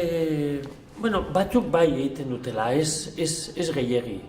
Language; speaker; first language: Basque; non-native, local second language; Spanish